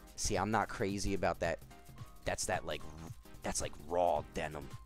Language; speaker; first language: English; native; English